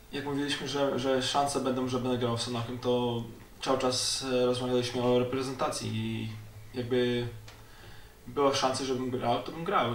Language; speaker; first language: Polish; early bilingual, heritage; Polish